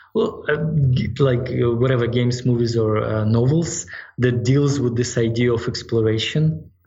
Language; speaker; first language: English; non-native, fluent; Ukrainian